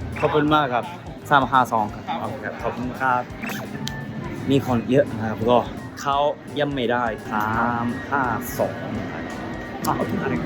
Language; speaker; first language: Thai; non-native, learner; Japanese